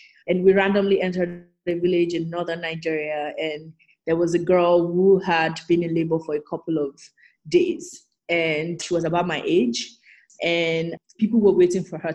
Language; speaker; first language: English; non-native, local second language; Yoruba